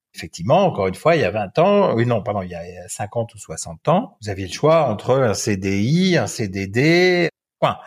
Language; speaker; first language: French; native; French